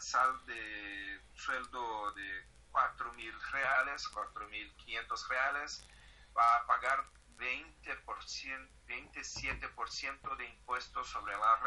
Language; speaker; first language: Spanish; non-native, fluent; Portuguese